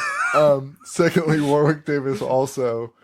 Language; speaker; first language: English; native; English